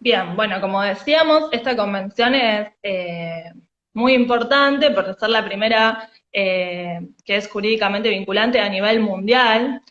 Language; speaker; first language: Spanish; native; Spanish